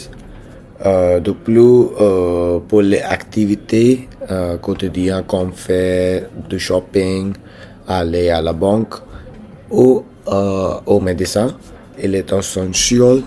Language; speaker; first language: French; non-native, learner; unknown